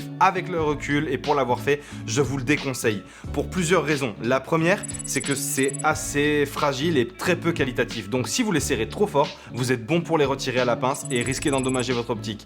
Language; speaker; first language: French; native; French